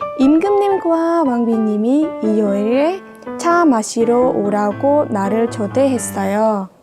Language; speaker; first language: Korean; non-native, learner; Khmer